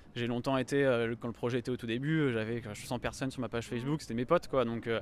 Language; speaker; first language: French; native; French